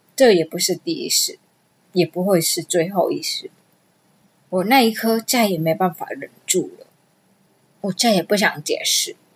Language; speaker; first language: Chinese; non-native, fluent; Vietnamese